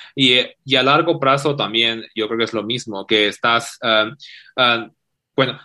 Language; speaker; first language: Spanish; non-native, fluent; Chinese